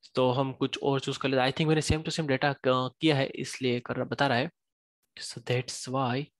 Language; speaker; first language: Hindi; native; Hindi